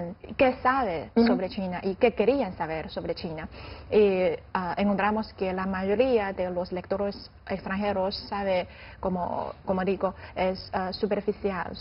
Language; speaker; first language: Spanish; non-native, fluent; Chinese